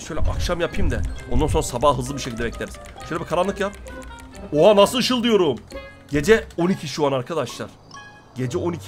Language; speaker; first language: Turkish; native; Turkish